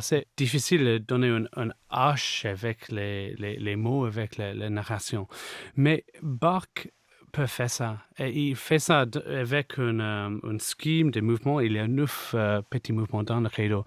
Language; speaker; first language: French; non-native, fluent; English